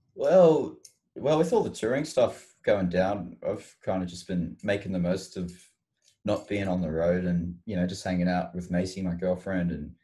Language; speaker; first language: English; native; English